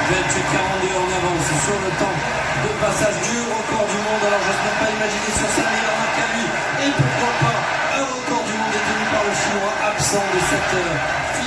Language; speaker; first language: French; native; French